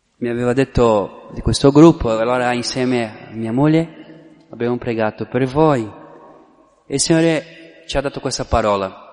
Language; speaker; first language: Italian; non-native, fluent; Portuguese